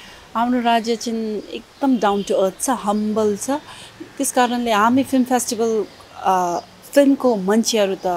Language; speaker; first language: Nepali; non-native, fluent; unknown